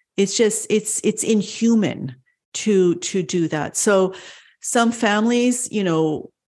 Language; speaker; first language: English; early bilingual, other home language; French